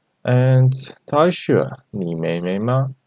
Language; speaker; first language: Chinese; non-native, fluent; Turkish